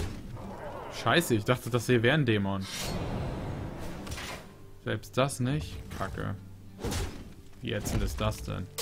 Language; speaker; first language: German; native; German